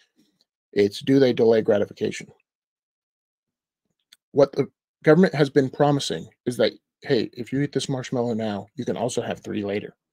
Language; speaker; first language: English; native; English